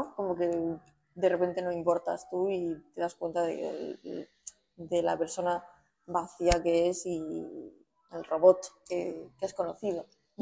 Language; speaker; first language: Spanish; native; Spanish